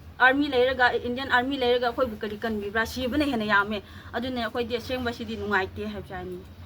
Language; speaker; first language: Manipuri; non-native, local second language; Tangkhul Naga (India)